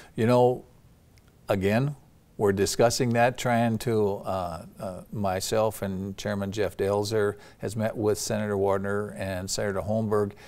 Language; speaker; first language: English; native; English